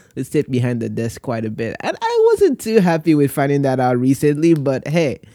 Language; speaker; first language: English; non-native, local second language; Yoruba